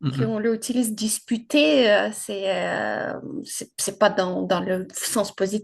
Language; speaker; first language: French; non-native, fluent; Ukrainian